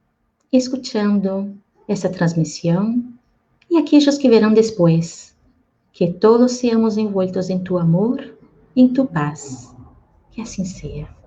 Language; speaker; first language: Spanish; native; Spanish